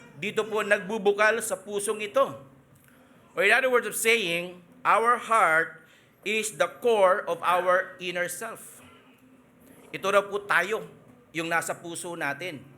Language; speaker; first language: Filipino; native; Filipino